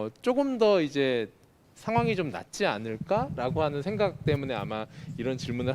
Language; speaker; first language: Korean; native; Korean